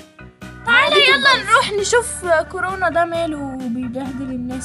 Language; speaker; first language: Arabic; native; Arabic